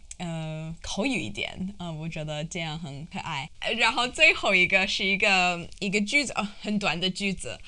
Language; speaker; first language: Chinese; non-native, fluent; English